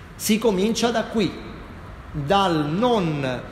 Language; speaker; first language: Italian; native; Italian